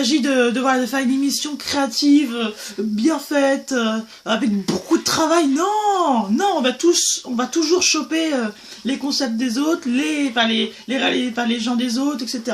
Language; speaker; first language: French; native; French